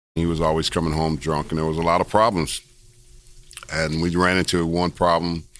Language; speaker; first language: English; native; English